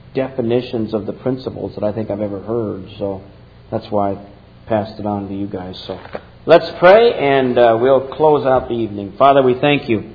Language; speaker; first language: English; native; English